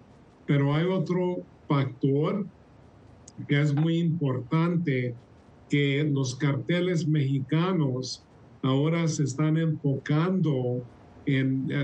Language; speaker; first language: Spanish; early bilingual, heritage; Spanish